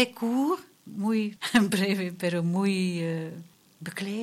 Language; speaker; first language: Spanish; non-native, learner; Dutch